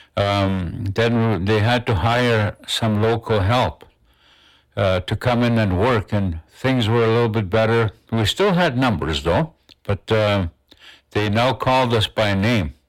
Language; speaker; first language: English; non-native, local second language; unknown